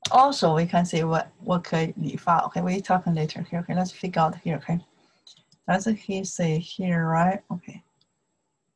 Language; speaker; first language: English; non-native, learner; Chinese